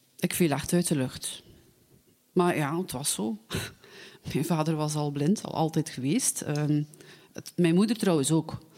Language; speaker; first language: Dutch; native; Dutch